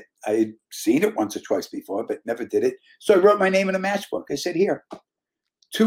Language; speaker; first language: English; native; English